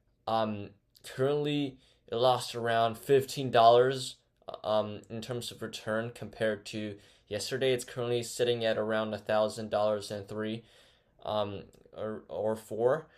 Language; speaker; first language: English; non-native, fluent; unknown